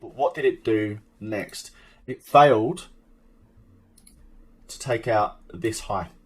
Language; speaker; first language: English; native; English